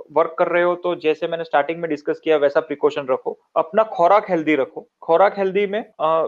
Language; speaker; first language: Hindi; non-native, local second language; Gujarati